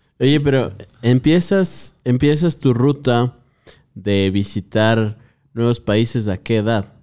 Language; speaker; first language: Spanish; native; Spanish